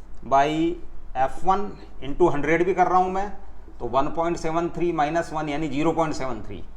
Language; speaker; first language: Hindi; native; Hindi